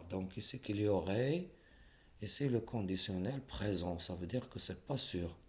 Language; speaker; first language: French; non-native, local second language; Arabic